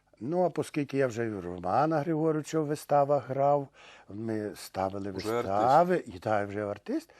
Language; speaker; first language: Ukrainian; native; Ukrainian